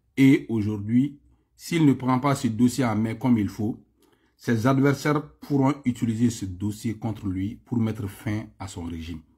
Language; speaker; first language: French; non-native, local second language; Bambara